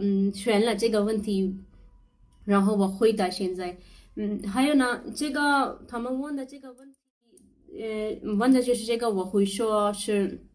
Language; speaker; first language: Chinese; non-native, learner; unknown